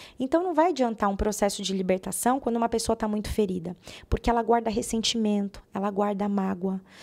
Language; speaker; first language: Portuguese; native; Portuguese